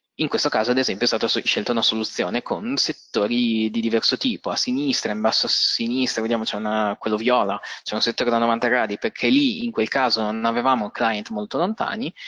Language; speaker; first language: Italian; native; Italian